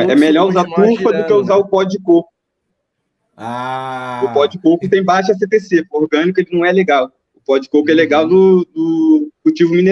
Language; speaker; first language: Portuguese; native; Portuguese